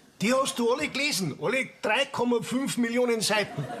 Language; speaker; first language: German; native; German